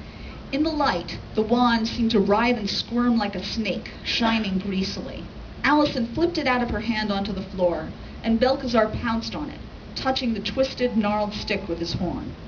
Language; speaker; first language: English; native; English